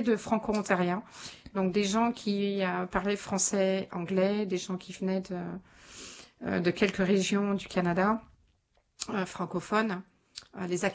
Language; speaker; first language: French; native; French